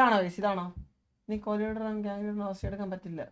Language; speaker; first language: Malayalam; native; Malayalam